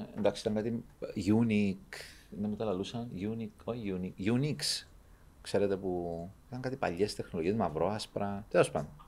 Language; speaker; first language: Greek; native; Greek